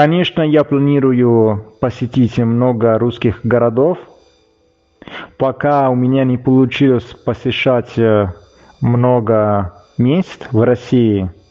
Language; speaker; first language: Russian; non-native, fluent; Italian